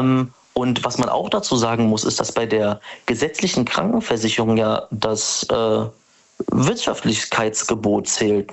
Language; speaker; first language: German; native; German